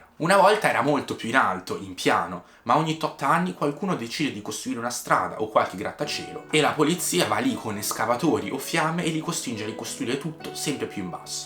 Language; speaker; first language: Italian; native; Italian